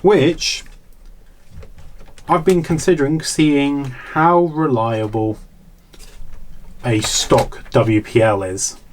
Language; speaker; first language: English; native; English